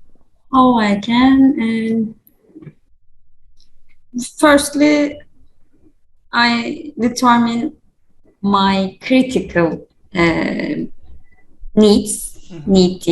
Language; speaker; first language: English; non-native, learner; Turkish